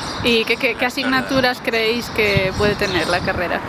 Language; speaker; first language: Spanish; native; Spanish